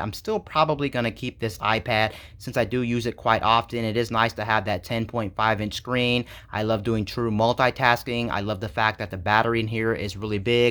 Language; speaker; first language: English; native; English